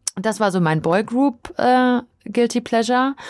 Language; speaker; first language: German; native; German